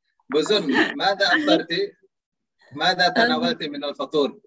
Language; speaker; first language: Arabic; non-native, fluent; Indonesian